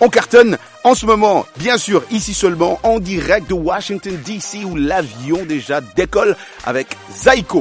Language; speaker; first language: French; non-native, local second language; Lingala